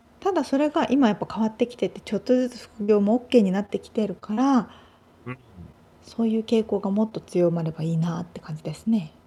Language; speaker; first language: Japanese; native; Japanese